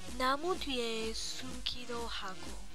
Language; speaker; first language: Korean; non-native, learner; English